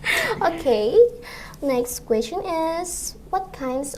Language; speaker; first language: English; non-native, learner; Indonesian